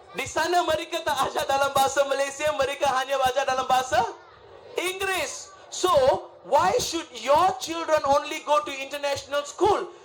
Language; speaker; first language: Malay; non-native, local second language; Tamil